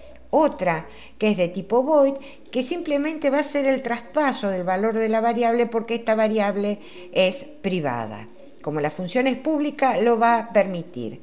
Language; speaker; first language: Spanish; native; Spanish